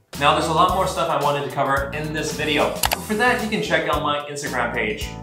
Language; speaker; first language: English; non-native, local second language; Cantonese